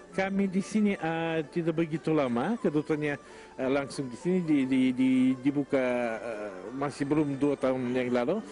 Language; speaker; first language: Malay; non-native, fluent; Russian